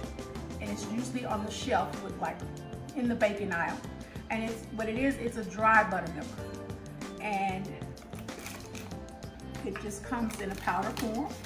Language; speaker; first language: English; native; English